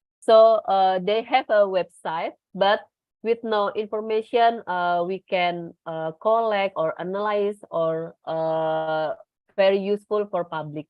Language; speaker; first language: English; non-native, learner; Indonesian